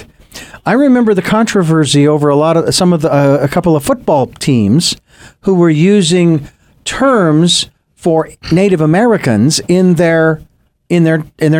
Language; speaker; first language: English; native; English